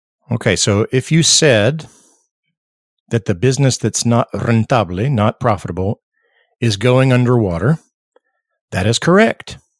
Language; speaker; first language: English; early bilingual, other home language; Spanish